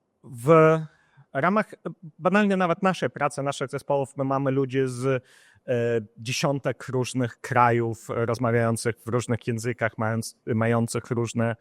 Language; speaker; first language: Polish; non-native, fluent; Ukrainian